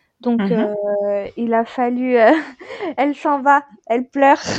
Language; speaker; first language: French; native; French